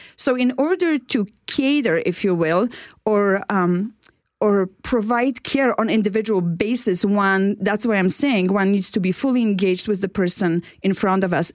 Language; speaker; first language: English; non-native, fluent; Polish